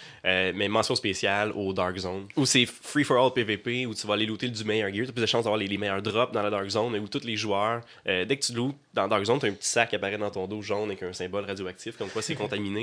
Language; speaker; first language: French; native; French